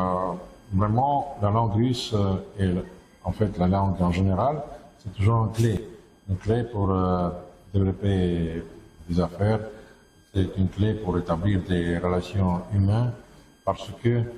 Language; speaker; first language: French; non-native, fluent; Russian